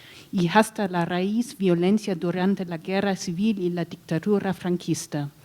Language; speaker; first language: Spanish; non-native, learner; German